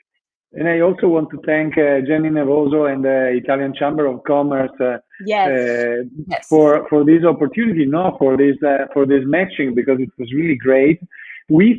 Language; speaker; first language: English; non-native, fluent; Italian